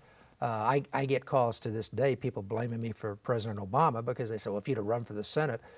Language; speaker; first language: English; native; English